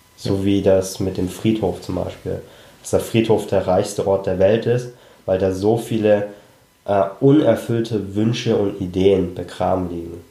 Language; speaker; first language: German; early bilingual, other home language; Cantonese